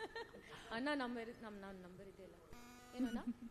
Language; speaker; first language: Kannada; non-native, learner; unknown